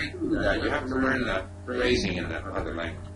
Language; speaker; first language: English; non-native, fluent; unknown